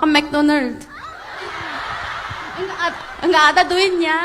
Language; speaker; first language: Indonesian; non-native, fluent; Korean